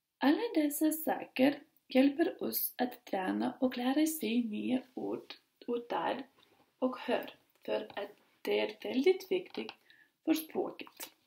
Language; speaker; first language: Swedish; non-native, learner; Lithuanian